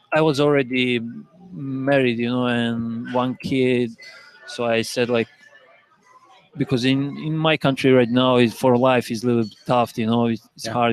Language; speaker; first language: English; non-native, learner; Serbian